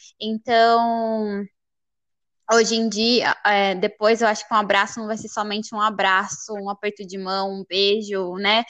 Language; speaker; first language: Portuguese; native; Portuguese